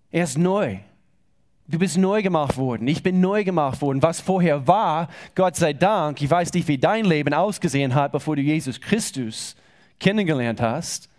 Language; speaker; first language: German; non-native, fluent; English